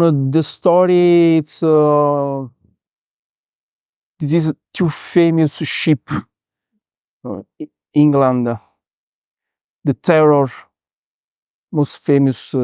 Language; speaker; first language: English; non-native, learner; Italian